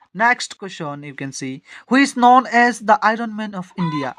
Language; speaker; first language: English; non-native, local second language; Assamese